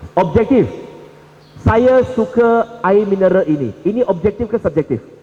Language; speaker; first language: Malay; non-native, local second language; Chinese